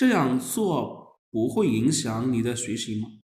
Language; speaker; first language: Chinese; non-native, fluent; Urdu